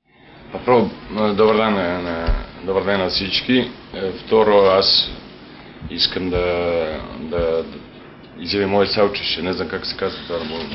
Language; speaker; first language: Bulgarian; non-native, learner; Serbian